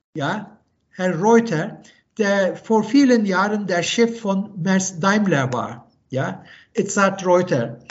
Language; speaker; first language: German; non-native, fluent; Turkish